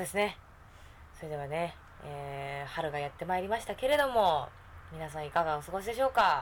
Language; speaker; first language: Japanese; native; Japanese